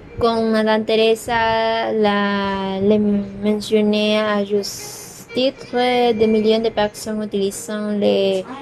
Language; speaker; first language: French; non-native, learner; Spanish